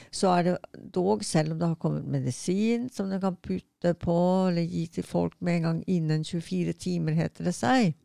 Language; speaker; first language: Norwegian; native; Norwegian